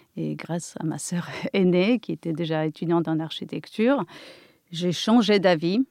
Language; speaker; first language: French; non-native, fluent; Polish